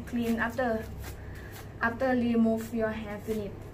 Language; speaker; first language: English; non-native, learner; Thai